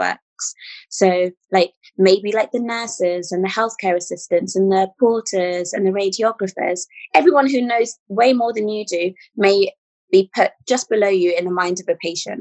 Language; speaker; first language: English; native; English